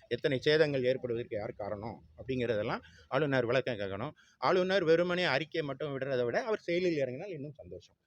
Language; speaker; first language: Tamil; native; Tamil